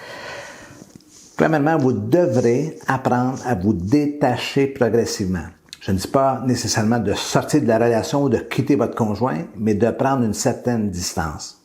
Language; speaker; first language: French; native; French